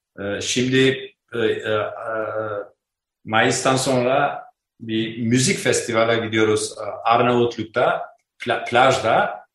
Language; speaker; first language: Turkish; non-native, learner; Albanian